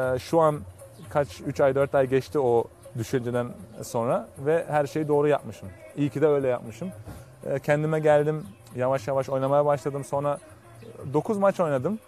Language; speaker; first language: Turkish; early bilingual, heritage; Turkish